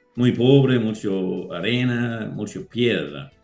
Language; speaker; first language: Spanish; non-native, learner; Danish